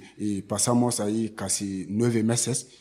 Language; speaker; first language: Spanish; non-native, learner; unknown